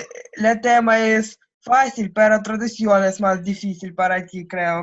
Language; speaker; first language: Spanish; non-native, learner; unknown